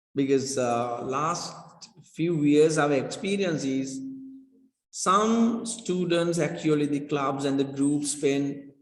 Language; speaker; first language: English; non-native, local second language; Sinhala